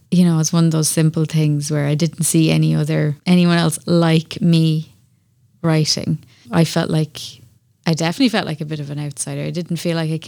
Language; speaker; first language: English; native; English